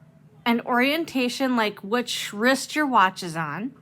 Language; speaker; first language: English; native; English